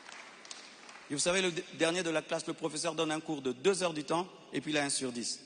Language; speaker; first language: French; non-native, local second language; Lingala